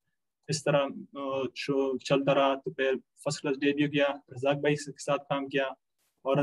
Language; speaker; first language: Hindi; non-native, local second language; Pashto